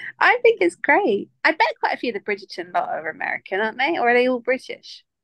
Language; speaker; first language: English; native; English